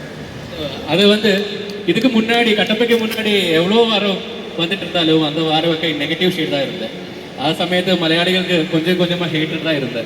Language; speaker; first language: Tamil; non-native, local second language; Malayalam